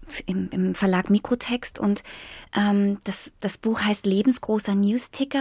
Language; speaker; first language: German; native; German